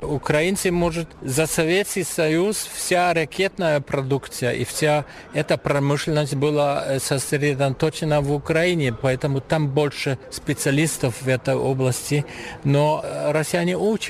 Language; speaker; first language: Russian; non-native, fluent; German